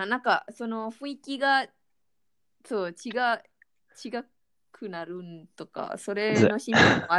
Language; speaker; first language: Japanese; non-native, fluent; Malay